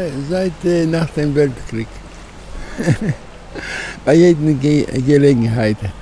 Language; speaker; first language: German; non-native, fluent; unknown